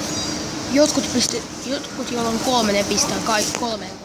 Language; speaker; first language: Finnish; native; Finnish